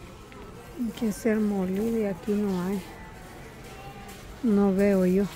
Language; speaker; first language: Spanish; native; Spanish